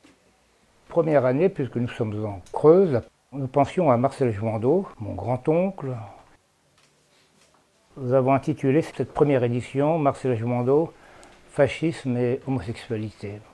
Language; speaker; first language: French; native; French